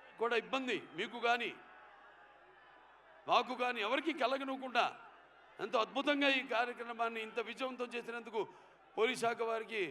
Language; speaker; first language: Telugu; native; Telugu